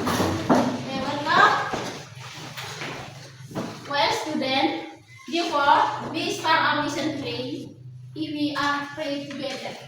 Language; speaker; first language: English; non-native, learner; Indonesian